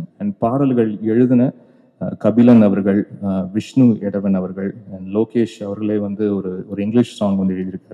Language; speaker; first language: Tamil; native; Tamil